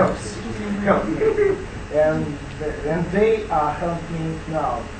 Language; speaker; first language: English; non-native, learner; Russian